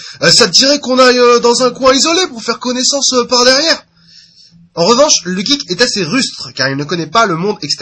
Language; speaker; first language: French; native; French